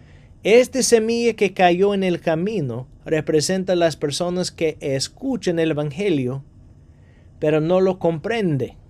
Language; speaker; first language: Spanish; non-native, fluent; English